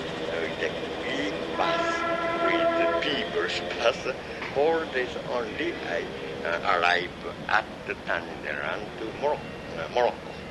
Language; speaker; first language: English; non-native, learner; Japanese